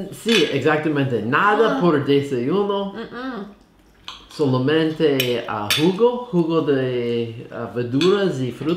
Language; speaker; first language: Spanish; non-native, learner; English